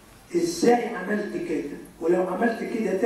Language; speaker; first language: Arabic; native; Arabic